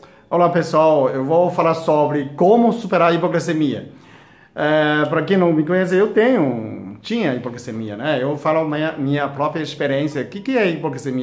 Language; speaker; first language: Portuguese; non-native, fluent; Chinese